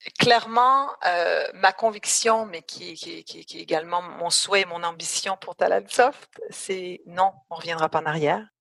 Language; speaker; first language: French; native; French